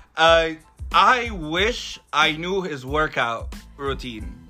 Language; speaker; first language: English; early bilingual, other home language; Arabic